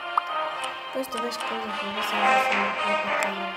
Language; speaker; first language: Portuguese; early bilingual, heritage; Portuguese